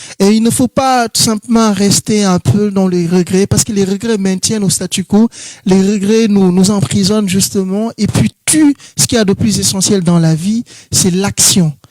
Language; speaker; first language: French; non-native, local second language; Wolof